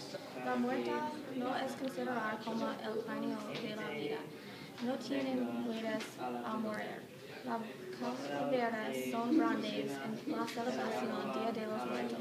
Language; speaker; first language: Spanish; non-native, learner; English